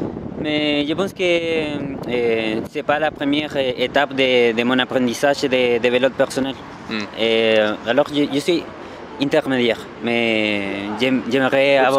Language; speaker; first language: French; non-native, learner; Spanish